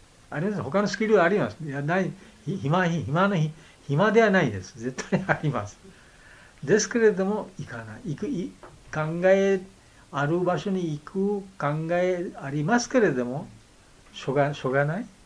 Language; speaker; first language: Japanese; non-native, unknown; Bangla